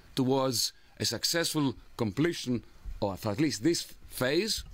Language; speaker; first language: English; non-native, fluent; Greek